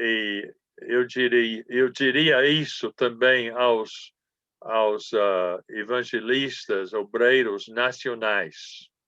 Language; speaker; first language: Portuguese; non-native, fluent; English